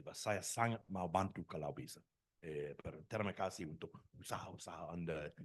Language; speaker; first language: Indonesian; non-native, learner; English